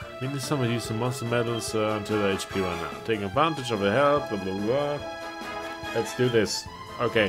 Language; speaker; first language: English; non-native, fluent; German